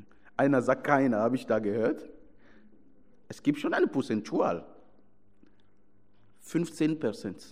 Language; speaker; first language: German; non-native, fluent; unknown